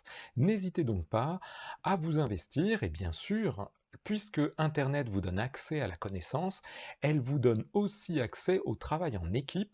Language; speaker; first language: French; native; French